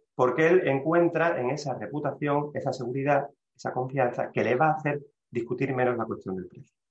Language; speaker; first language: Spanish; native; Spanish